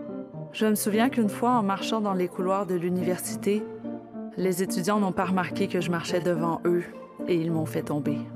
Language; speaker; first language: French; non-native, fluent; Persian